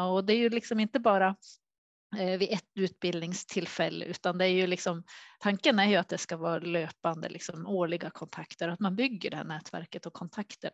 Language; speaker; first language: Swedish; native; Swedish